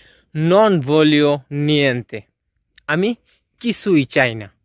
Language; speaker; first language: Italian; non-native, fluent; Bangla